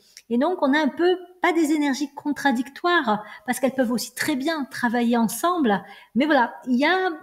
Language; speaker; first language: French; native; French